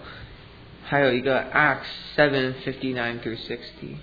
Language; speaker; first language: Chinese; early bilingual, heritage; English